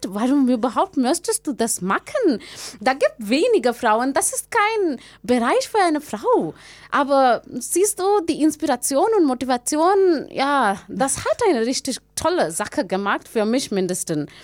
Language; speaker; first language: German; non-native, fluent; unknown